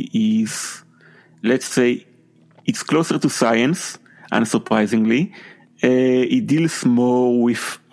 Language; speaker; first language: English; non-native, fluent; Hebrew